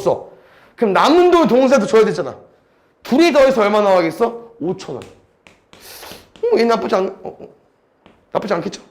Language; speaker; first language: Korean; native; Korean